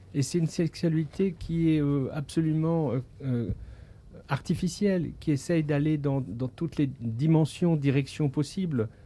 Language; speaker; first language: French; native; French